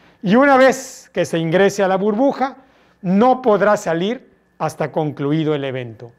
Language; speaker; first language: Spanish; native; Spanish